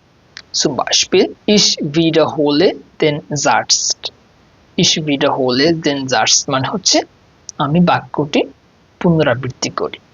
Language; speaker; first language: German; non-native, fluent; Bangla